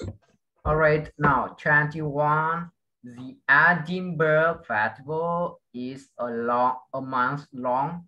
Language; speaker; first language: English; non-native, fluent; Vietnamese